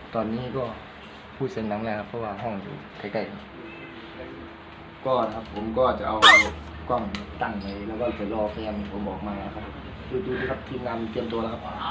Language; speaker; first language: Thai; native; Thai